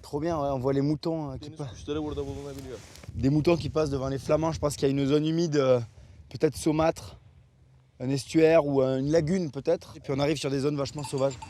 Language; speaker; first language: French; native; French